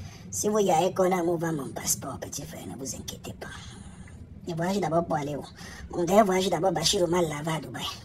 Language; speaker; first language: French; non-native, local second language; English